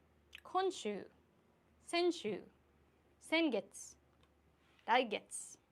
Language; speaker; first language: Japanese; non-native, fluent; English